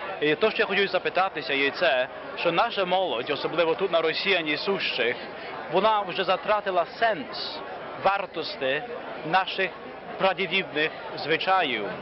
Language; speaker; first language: Ukrainian; early bilingual, heritage; Ukrainian